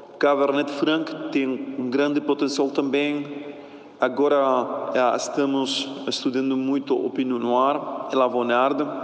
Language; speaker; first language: Portuguese; non-native, fluent; Spanish